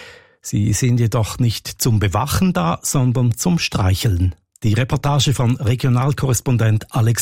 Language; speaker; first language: German; native; German